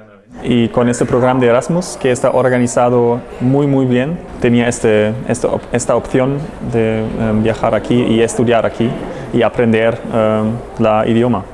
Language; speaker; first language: Spanish; non-native, learner; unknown